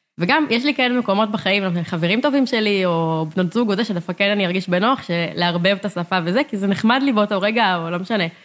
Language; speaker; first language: Hebrew; native; Hebrew